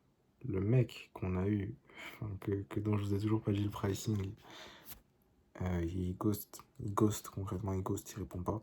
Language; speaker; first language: French; native; French